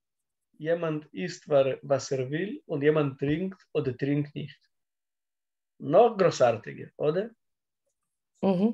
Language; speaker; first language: German; non-native, learner; Russian